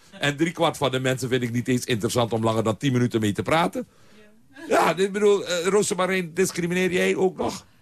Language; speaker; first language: Dutch; native; Dutch